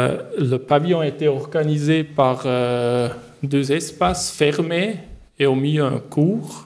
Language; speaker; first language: French; non-native, learner; German